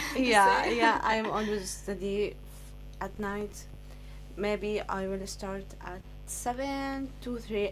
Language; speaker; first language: English; non-native, learner; Arabic